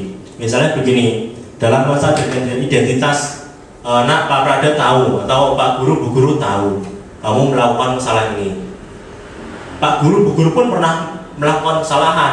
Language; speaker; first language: Indonesian; native; Indonesian